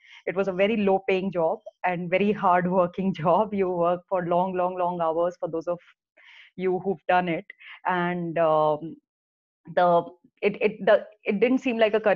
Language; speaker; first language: English; non-native, local second language; Hindi